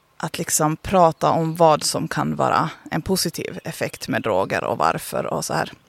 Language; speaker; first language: Swedish; native; Swedish